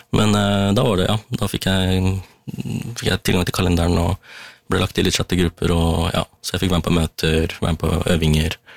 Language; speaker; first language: Norwegian; early bilingual, other home language; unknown